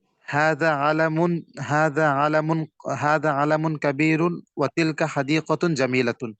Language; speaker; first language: Arabic; non-native, learner; Bangla